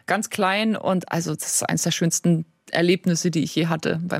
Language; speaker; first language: German; native; German